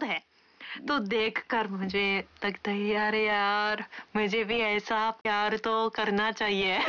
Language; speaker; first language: Hindi; non-native, fluent; Japanese